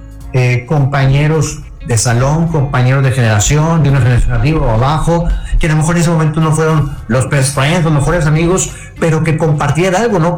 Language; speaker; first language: Spanish; native; Spanish